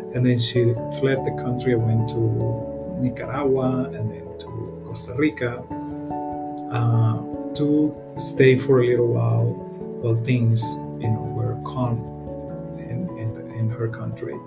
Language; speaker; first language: English; non-native, fluent; Spanish